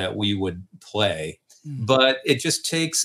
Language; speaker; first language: English; native; English